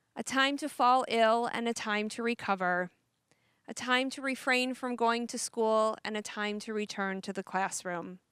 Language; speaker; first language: English; native; English